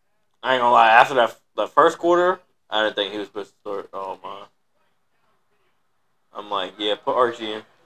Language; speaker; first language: English; native; English